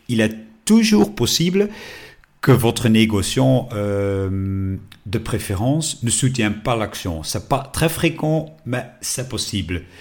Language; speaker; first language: French; non-native, local second language; Dutch